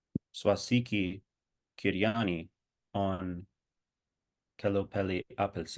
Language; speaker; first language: Finnish; non-native, learner; English